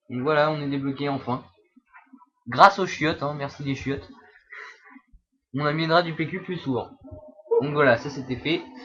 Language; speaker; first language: French; native; French